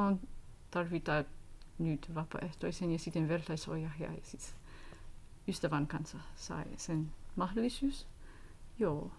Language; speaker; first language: Finnish; non-native, learner; English